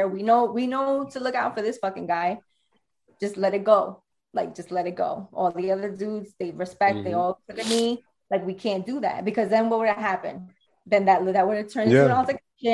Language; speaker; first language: English; native; English